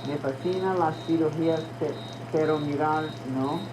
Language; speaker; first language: Spanish; non-native, learner; English